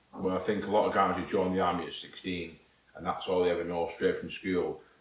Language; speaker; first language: English; native; English